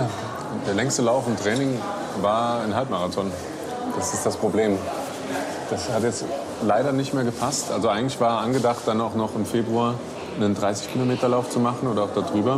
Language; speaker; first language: German; native; German